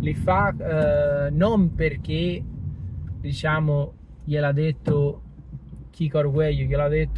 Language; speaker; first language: Italian; native; Italian